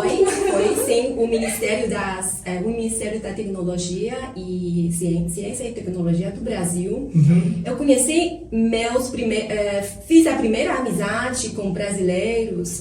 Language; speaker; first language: Portuguese; non-native, fluent; Chinese